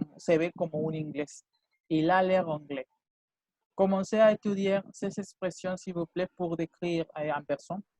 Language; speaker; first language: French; non-native, fluent; Spanish